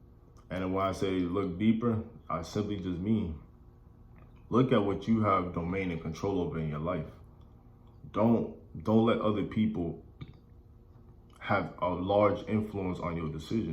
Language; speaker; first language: English; native; English